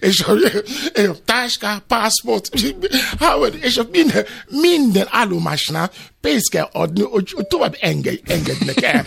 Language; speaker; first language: Hungarian; non-native, learner; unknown